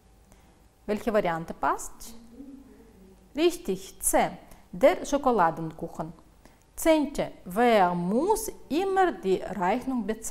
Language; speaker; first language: German; non-native, fluent; Uzbek